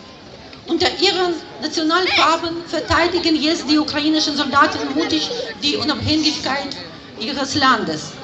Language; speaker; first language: German; non-native, fluent; Ukrainian